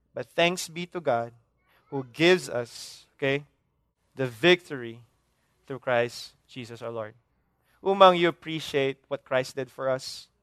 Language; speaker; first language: English; non-native, local second language; Hiligaynon